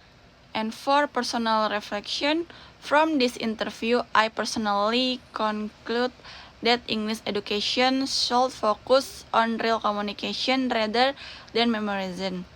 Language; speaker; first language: English; non-native, learner; Indonesian